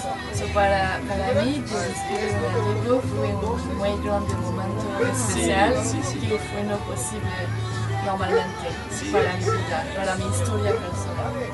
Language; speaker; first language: Spanish; non-native, learner; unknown